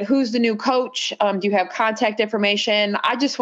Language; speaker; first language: English; native; English